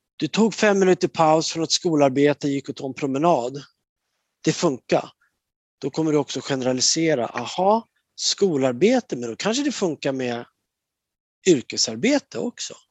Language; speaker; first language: Swedish; native; Swedish